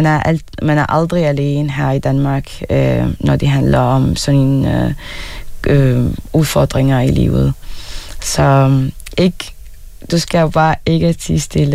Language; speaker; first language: Danish; non-native, fluent; Arabic